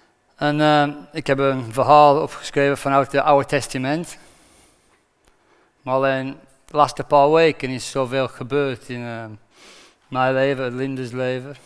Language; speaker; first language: Dutch; non-native, fluent; English